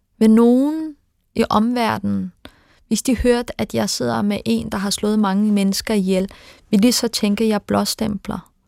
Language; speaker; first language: Danish; early bilingual, other home language; Turkish